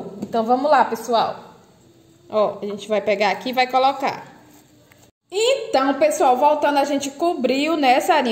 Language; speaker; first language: Portuguese; native; Portuguese